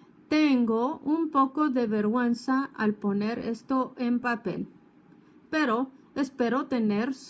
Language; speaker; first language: Spanish; non-native, fluent; English